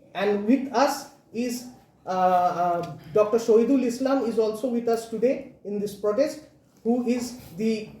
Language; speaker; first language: English; non-native, local second language; Bangla